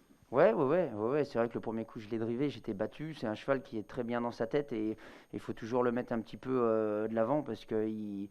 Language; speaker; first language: French; native; French